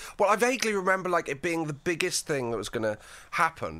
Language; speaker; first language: English; native; English